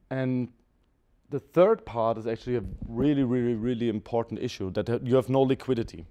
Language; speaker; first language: English; non-native, fluent; German